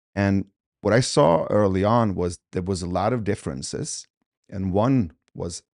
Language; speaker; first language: English; early bilingual, other home language; Swedish